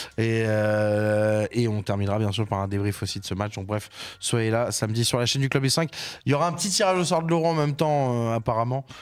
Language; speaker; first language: French; native; French